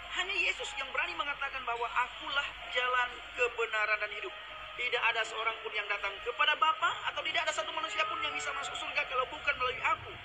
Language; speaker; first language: Indonesian; non-native, local second language; Achinese